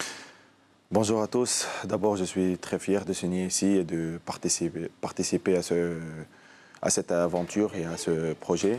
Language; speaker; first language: French; non-native, local second language; Arabic